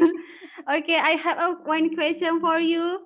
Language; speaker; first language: English; non-native, learner; Indonesian